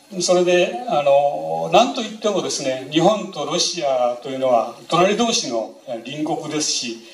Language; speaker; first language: Japanese; native; Japanese